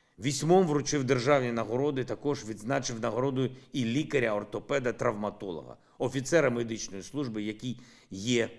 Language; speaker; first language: Ukrainian; non-native, local second language; Russian